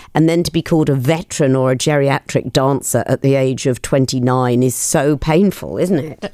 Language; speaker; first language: English; native; English